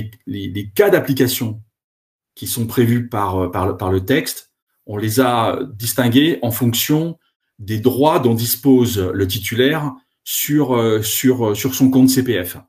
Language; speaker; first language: French; native; French